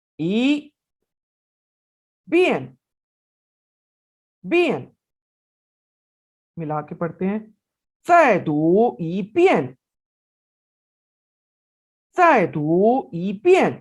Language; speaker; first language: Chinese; non-native, fluent; Urdu